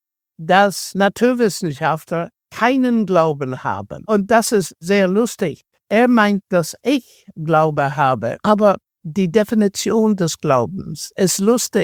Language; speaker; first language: German; non-native, fluent; English